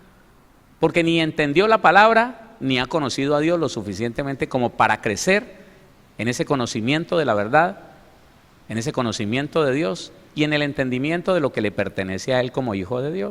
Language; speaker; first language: Spanish; native; Spanish